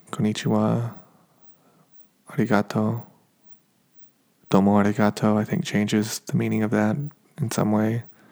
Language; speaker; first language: English; native; English